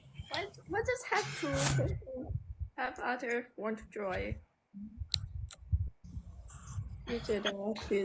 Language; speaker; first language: English; non-native, learner; Thai